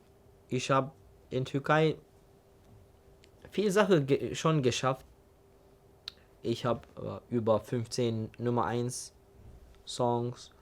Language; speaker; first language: German; non-native, learner; Turkish